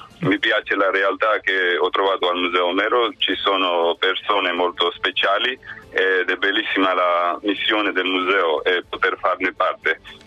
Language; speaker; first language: Italian; non-native, fluent; Georgian